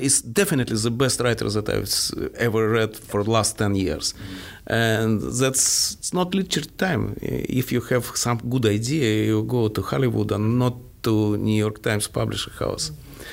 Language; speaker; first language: English; non-native, fluent; Russian